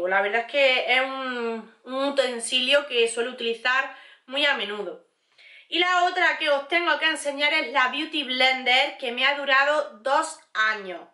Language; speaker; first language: Spanish; native; Spanish